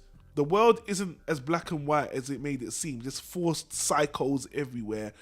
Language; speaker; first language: English; native; English